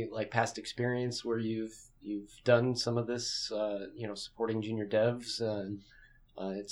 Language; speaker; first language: English; native; English